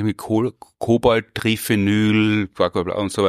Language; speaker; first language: German; native; German